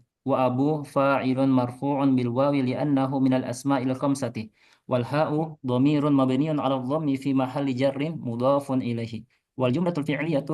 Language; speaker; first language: Arabic; non-native, fluent; Indonesian